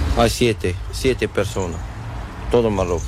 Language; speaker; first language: Spanish; non-native, learner; Arabic